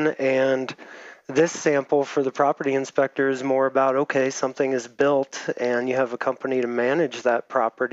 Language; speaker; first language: English; native; English